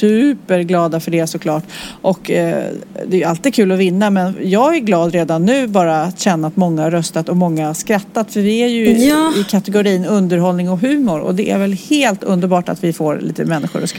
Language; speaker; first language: Swedish; native; Swedish